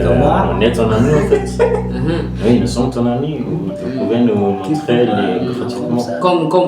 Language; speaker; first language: French; non-native, learner; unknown